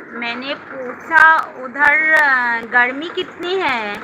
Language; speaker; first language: Hindi; non-native, local second language; Bangla